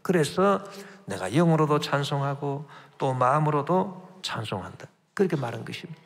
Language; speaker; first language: Korean; native; Korean